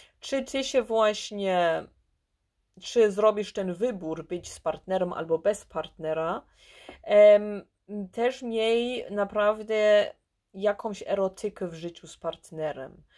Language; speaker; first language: Polish; early bilingual, heritage; Polish